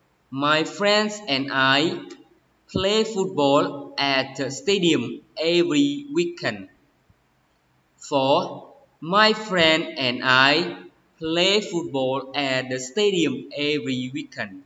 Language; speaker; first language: English; non-native, learner; Khmer